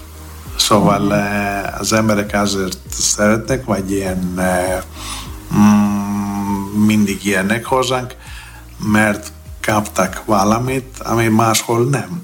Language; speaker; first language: Hungarian; non-native, fluent; Greek